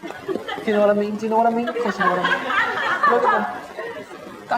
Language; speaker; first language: English; native; English